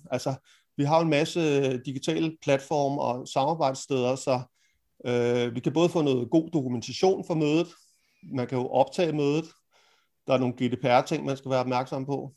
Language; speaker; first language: Danish; native; Danish